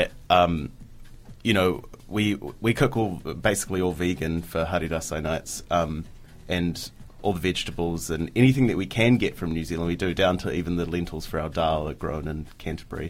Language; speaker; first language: English; native; English